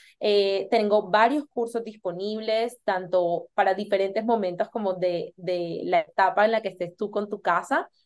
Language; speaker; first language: Spanish; native; Spanish